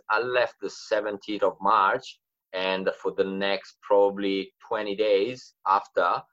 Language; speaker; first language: English; non-native, fluent; Italian